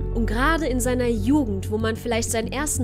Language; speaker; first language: German; native; German